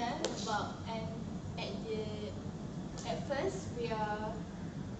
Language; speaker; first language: English; non-native, local second language; Malay